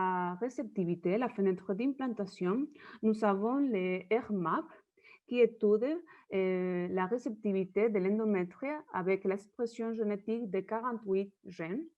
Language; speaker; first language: French; non-native, learner; Spanish